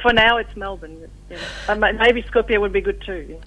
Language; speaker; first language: English; early bilingual, other home language; Macedonian